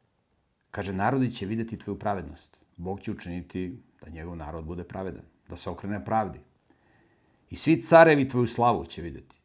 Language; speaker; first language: Serbian; native; Serbian